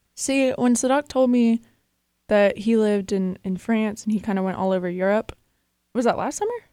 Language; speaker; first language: English; native; English